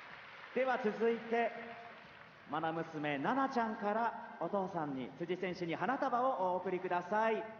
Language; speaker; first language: Japanese; native; Japanese